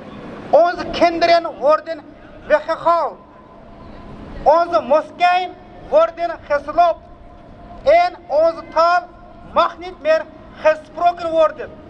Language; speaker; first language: Dutch; non-native, fluent; Uyghur